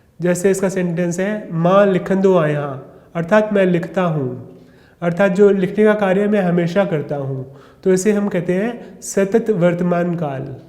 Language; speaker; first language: Hindi; non-native, local second language; Sindhi